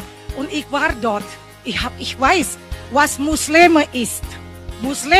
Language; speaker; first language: German; non-native, learner; Indonesian